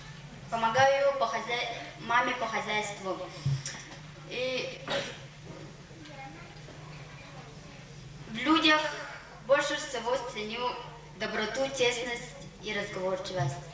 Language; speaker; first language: Russian; non-native, local second language; Yakut